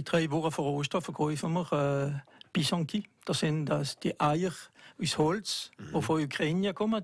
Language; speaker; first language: German; non-native, local second language; French